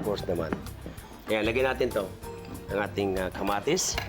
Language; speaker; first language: Filipino; native; Filipino